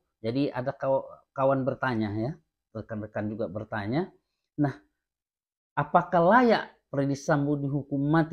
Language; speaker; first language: Indonesian; native; Indonesian